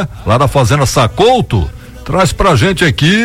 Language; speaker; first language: Portuguese; native; Portuguese